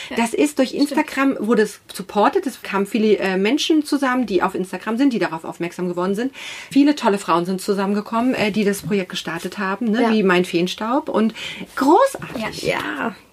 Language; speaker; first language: German; native; German